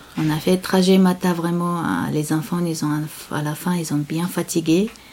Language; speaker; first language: French; non-native, learner; Chechen